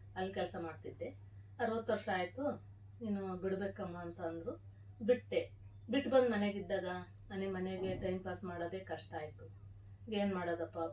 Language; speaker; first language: Kannada; native; Kannada